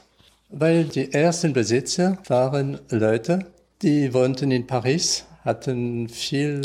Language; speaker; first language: German; non-native, learner; French